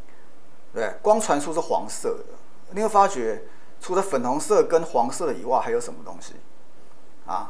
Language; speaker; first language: Chinese; native; Chinese